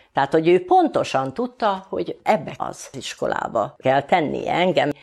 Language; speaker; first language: Hungarian; native; Hungarian